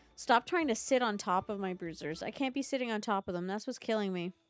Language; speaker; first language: English; native; English